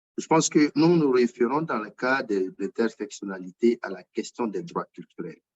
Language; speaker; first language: French; non-native, local second language; Bambara